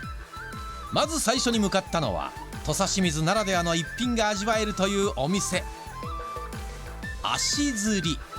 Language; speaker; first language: Japanese; native; Japanese